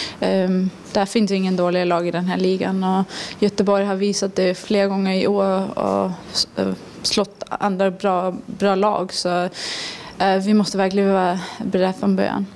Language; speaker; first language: Swedish; non-native, fluent; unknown